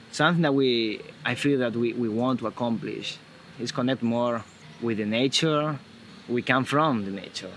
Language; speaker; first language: English; non-native, fluent; Spanish